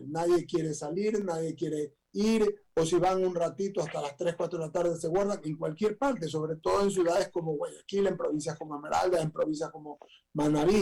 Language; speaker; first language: Spanish; native; Spanish